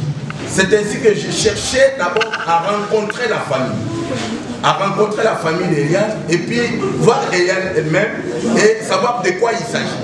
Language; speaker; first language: French; non-native, local second language; Lingala